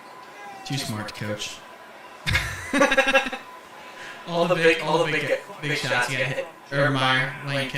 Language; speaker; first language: English; native; English